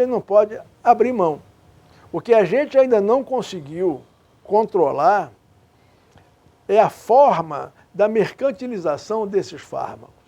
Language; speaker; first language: Portuguese; native; Portuguese